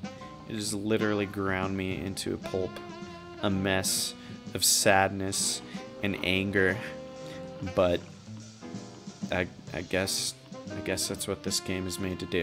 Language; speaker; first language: English; native; English